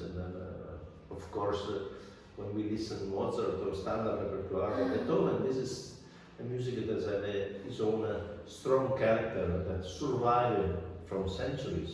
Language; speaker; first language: English; non-native, fluent; Italian